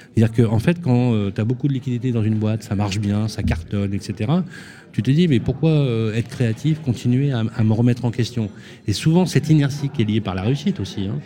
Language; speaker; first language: French; native; French